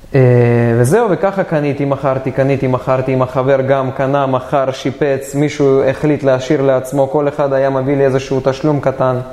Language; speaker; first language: Hebrew; native; Hebrew